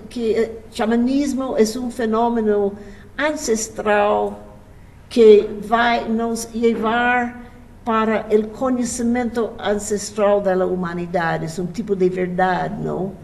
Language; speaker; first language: Spanish; non-native, fluent; English